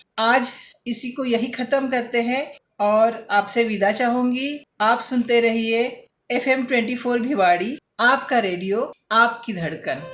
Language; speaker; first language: Hindi; native; Hindi